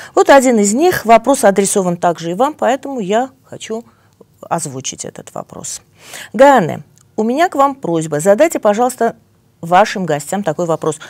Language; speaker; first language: Russian; non-native, local second language; Armenian